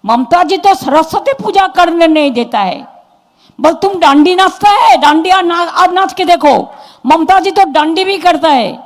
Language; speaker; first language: Hindi; non-native, local second language; Bangla